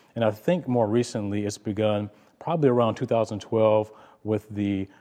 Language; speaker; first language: English; native; English